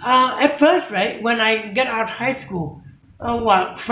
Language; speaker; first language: English; non-native, fluent; Vietnamese